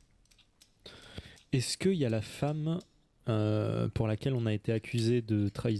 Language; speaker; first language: French; native; French